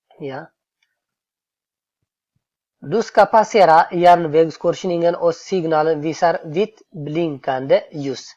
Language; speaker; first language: Swedish; non-native, fluent; Tigrinya